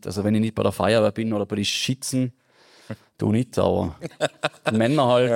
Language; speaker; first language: German; native; German